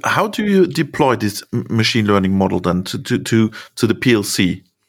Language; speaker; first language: English; non-native, fluent; German